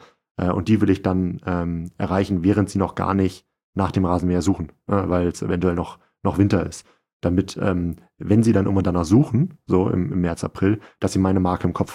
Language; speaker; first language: German; native; German